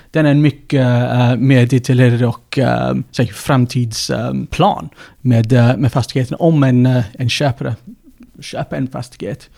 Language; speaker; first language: Swedish; non-native, fluent; English